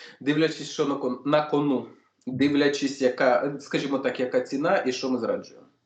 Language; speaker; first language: Ukrainian; non-native, local second language; Russian